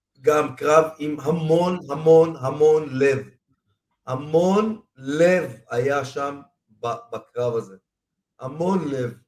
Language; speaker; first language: Hebrew; non-native, fluent; Spanish